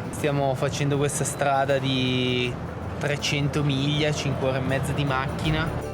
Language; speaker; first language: Italian; native; Italian